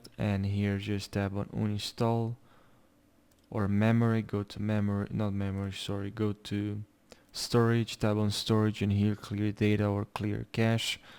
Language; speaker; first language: English; non-native, fluent; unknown